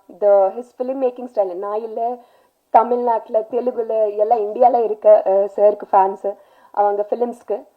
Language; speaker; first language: Tamil; non-native, learner; Telugu